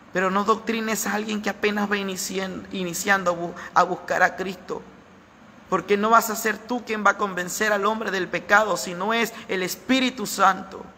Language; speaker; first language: Spanish; native; Spanish